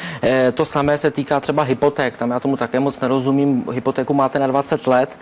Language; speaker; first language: Czech; native; Czech